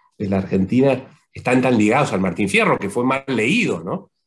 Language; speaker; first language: Spanish; native; Spanish